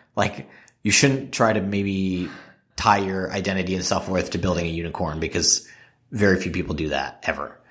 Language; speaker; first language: English; native; English